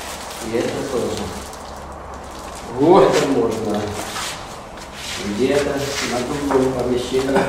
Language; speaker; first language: Russian; non-native, learner; Vietnamese